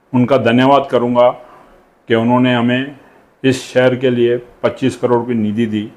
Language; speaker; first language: Hindi; non-native, local second language; Sindhi